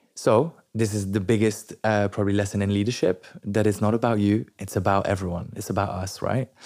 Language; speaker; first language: English; non-native, local second language; French